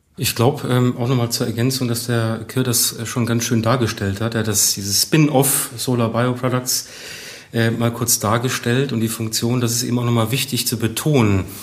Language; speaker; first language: German; native; German